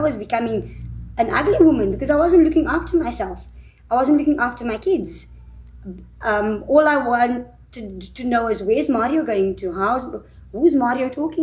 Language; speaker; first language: English; native; English